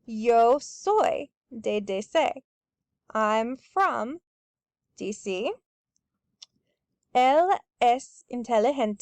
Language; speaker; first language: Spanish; non-native, fluent; English